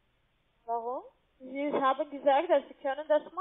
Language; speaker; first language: German; non-native, learner; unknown